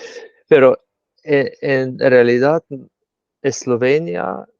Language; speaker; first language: Spanish; non-native, fluent; Slovenian